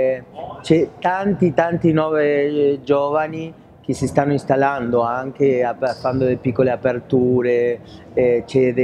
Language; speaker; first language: Italian; non-native, fluent; Spanish